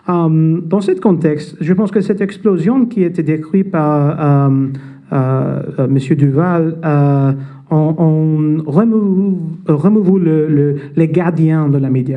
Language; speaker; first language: French; non-native, fluent; English